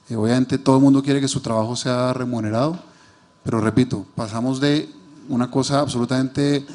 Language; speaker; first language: Spanish; native; Spanish